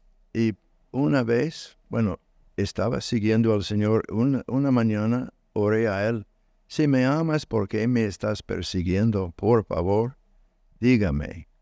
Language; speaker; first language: Spanish; non-native, learner; English